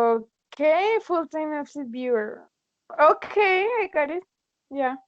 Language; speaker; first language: English; non-native, learner; Spanish